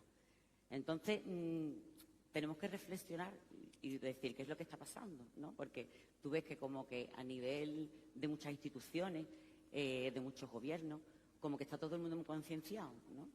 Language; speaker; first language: Spanish; native; Spanish